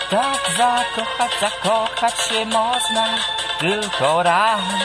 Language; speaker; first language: Polish; native; Polish